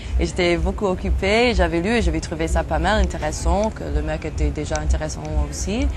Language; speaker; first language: French; non-native, fluent; English